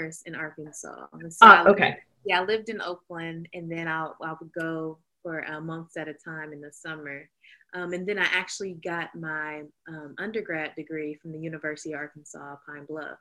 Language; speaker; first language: English; native; English